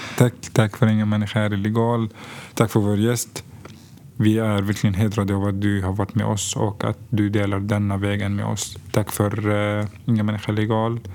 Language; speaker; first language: Swedish; non-native, fluent; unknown